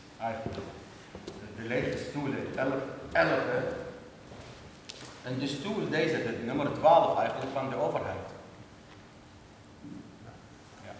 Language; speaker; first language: Dutch; non-native, learner; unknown